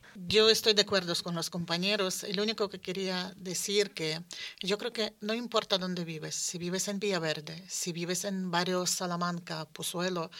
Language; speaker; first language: Spanish; non-native, fluent; Ukrainian